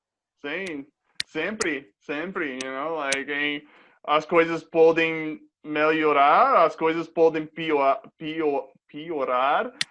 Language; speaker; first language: Portuguese; non-native, fluent; English